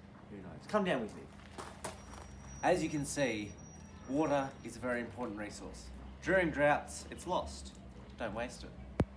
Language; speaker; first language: English; native; English